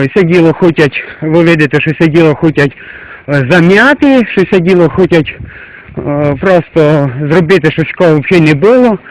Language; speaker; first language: Ukrainian; native; Ukrainian